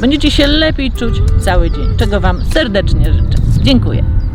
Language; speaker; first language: Polish; native; Polish